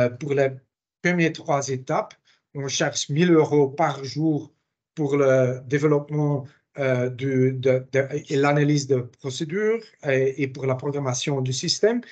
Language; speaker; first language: French; non-native, local second language; Dutch